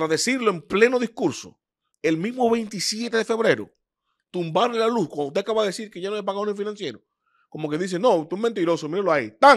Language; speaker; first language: Spanish; native; Spanish